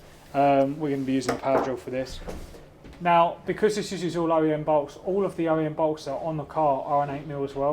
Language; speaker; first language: English; native; English